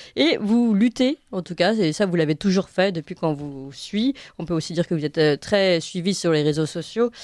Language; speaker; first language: French; native; French